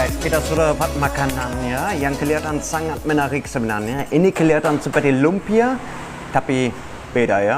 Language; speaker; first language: Indonesian; non-native, fluent; German